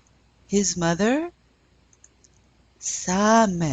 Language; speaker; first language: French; non-native, fluent; English